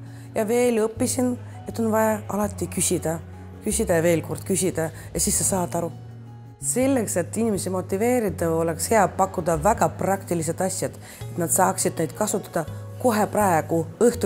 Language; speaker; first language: Estonian; non-native, local second language; Russian